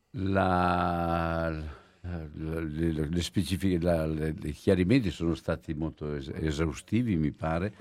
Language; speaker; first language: Italian; native; Italian